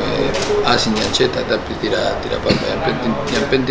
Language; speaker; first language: Indonesian; non-native, fluent; Spanish